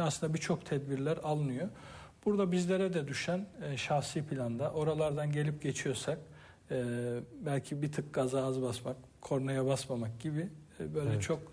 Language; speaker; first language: Turkish; native; Turkish